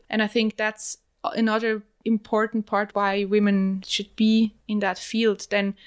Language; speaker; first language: English; non-native, fluent; German